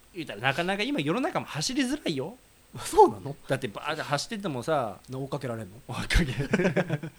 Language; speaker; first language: Japanese; native; Japanese